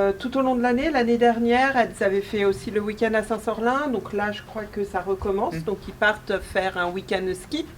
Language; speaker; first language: French; native; French